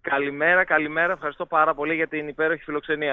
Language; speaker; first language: Greek; native; Greek